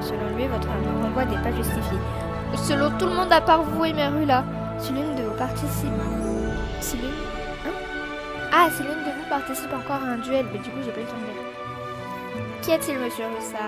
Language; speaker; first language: French; native; French